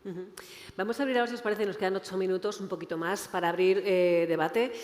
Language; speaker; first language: Spanish; native; Spanish